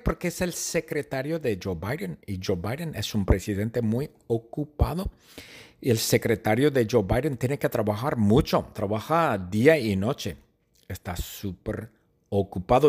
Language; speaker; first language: Spanish; non-native, fluent; English